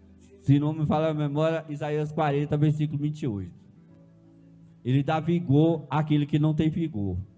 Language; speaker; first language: Portuguese; native; Portuguese